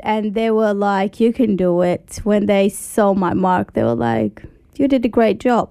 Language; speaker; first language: English; early bilingual, other home language; Arabic